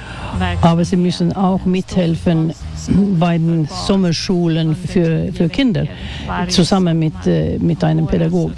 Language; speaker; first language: German; non-native, fluent; Swedish